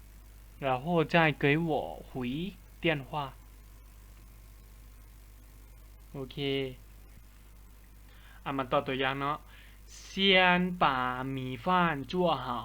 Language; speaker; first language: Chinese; non-native, fluent; Lao